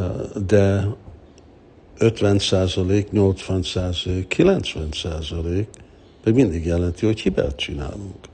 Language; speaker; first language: Hungarian; early bilingual, heritage; Hungarian